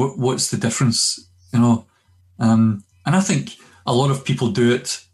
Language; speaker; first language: English; native; English